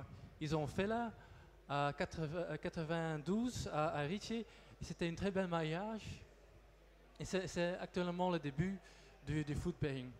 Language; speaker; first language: French; non-native, local second language; Dutch